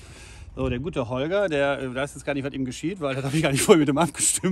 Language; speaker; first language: German; native; German